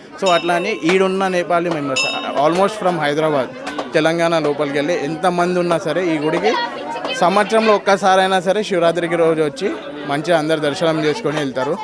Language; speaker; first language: Telugu; non-native, local second language; Nepali